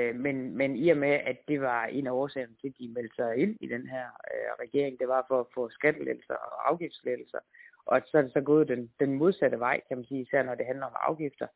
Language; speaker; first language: Danish; native; Danish